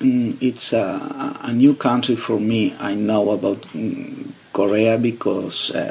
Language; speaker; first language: English; non-native, fluent; Spanish